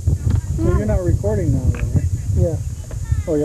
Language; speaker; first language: English; native; English